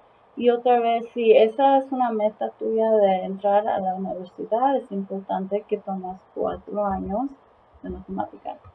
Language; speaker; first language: Spanish; early bilingual, heritage; Spanish